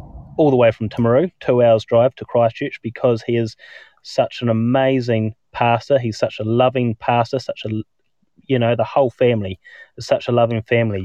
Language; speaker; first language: English; native; English